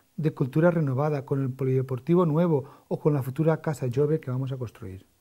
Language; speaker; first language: Spanish; non-native, local second language; Catalan